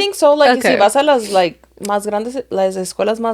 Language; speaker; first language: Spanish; early bilingual, heritage; Spanish